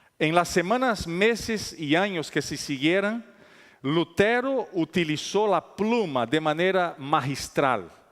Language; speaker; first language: Spanish; non-native, fluent; Italian